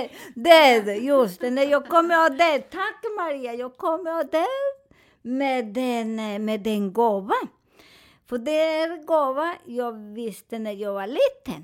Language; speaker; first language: Swedish; non-native, fluent; Spanish